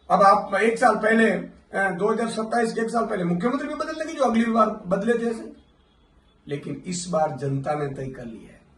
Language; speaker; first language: Hindi; non-native, local second language; Gujarati